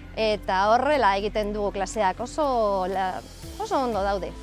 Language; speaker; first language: Basque; non-native, local second language; Spanish